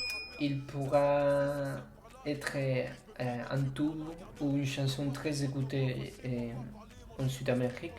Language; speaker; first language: French; non-native, fluent; Spanish